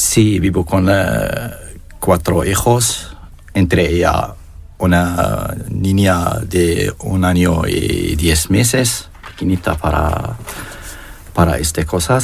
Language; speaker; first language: Spanish; non-native, learner; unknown